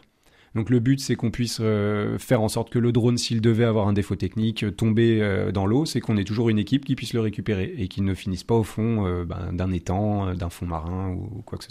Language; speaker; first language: French; native; French